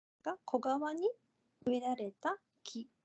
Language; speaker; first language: Japanese; non-native, fluent; Korean